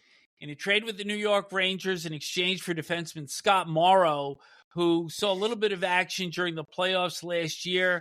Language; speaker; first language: English; native; English